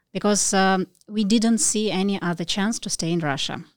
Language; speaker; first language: English; non-native, learner; Russian